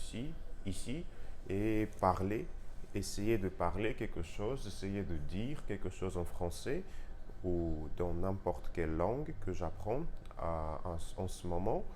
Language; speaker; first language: French; non-native, learner; Russian